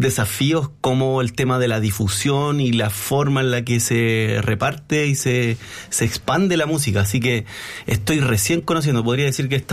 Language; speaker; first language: Spanish; native; Spanish